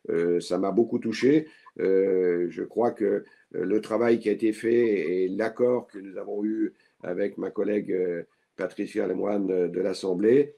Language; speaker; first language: French; native; French